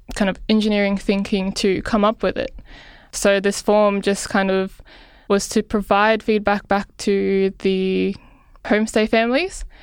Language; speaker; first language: English; non-native, local second language; Filipino